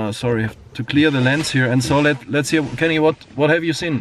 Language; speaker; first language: English; non-native, fluent; German